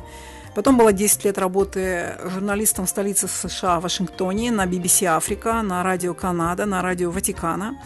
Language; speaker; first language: Russian; native; Russian